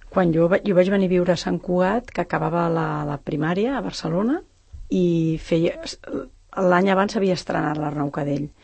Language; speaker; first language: Catalan; native; Catalan